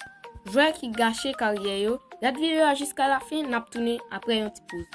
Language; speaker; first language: French; non-native, learner; Haitian Creole